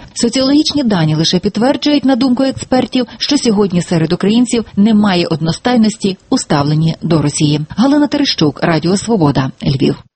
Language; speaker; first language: Ukrainian; native; Ukrainian